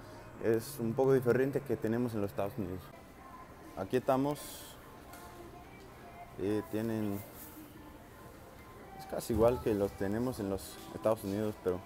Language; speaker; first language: Spanish; non-native, learner; English